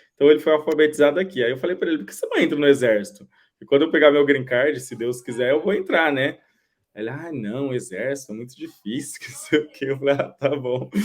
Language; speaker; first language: Portuguese; native; Portuguese